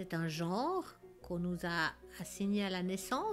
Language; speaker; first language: French; early bilingual, other home language; Spanish